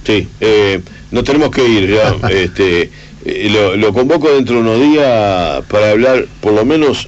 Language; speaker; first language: Spanish; native; Spanish